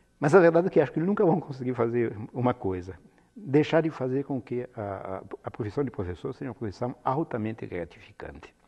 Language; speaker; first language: Portuguese; non-native, fluent; Italian